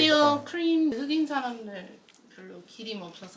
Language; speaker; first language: Korean; non-native, fluent; English